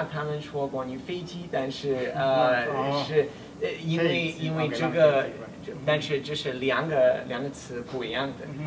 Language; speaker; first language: Chinese; non-native, learner; English